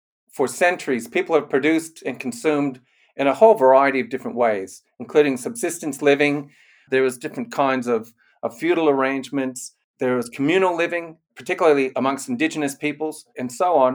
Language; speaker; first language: English; native; English